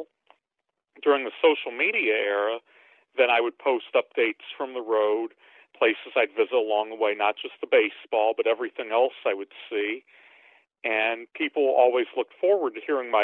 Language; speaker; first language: English; native; English